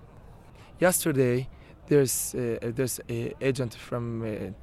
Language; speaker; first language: English; non-native, learner; Arabic